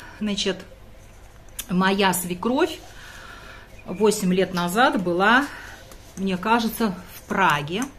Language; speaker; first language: Russian; non-native, local second language; Latvian